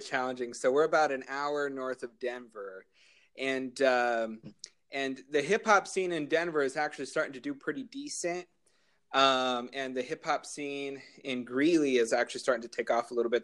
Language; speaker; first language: English; native; English